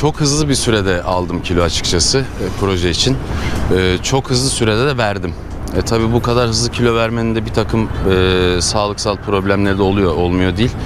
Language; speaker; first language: Turkish; native; Turkish